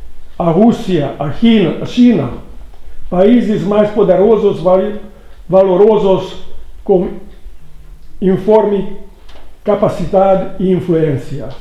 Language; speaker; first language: Portuguese; non-native, learner; Hungarian